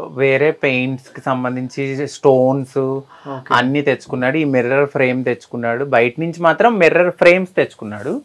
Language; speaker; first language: Telugu; native; Telugu